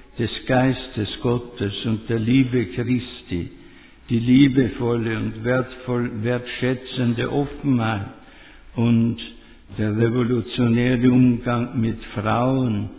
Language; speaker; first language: German; native; German